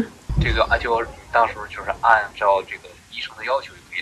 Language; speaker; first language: Chinese; native; Chinese